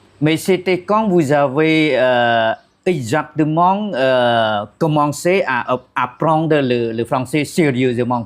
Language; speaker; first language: French; non-native, fluent; Khmer